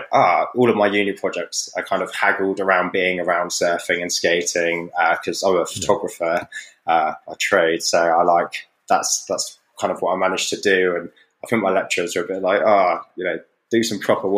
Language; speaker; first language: English; native; English